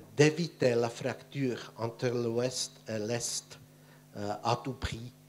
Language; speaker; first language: French; non-native, fluent; Czech